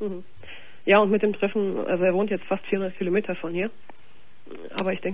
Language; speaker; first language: German; native; German